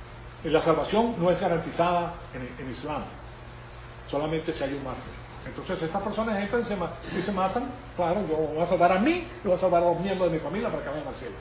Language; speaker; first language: Spanish; native; Spanish